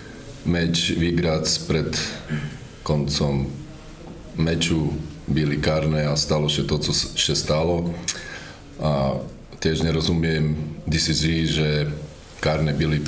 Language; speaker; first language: Polish; non-native, learner; Slovak